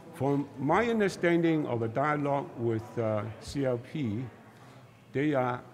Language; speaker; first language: English; non-native, local second language; Chinese